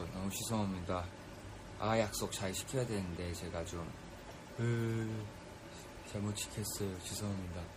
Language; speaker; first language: Korean; non-native, fluent; Thai